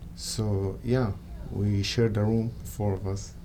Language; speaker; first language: English; non-native, fluent; Arabic